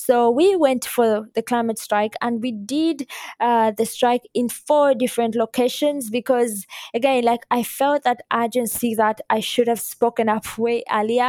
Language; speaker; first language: English; non-native, local second language; Ganda